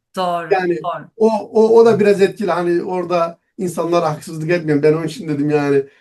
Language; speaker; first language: Turkish; non-native, local second language; Zaza